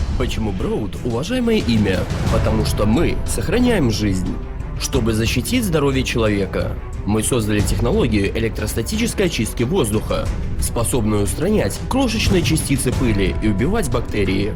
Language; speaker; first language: Russian; native; Russian